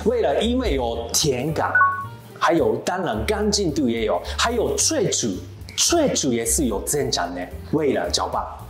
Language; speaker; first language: Chinese; non-native, learner; Japanese